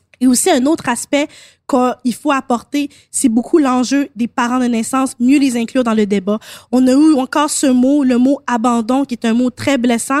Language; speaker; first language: French; native; French